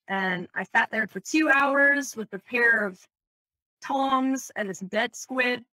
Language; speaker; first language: English; native; English